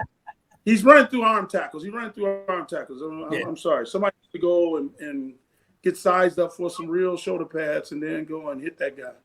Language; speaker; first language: English; native; English